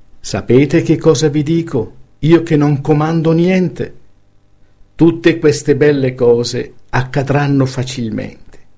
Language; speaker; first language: Italian; native; Italian